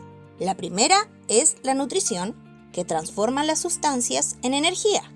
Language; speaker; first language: Spanish; native; Spanish